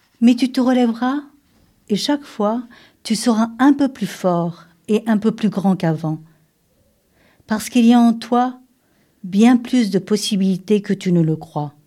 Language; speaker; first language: French; native; French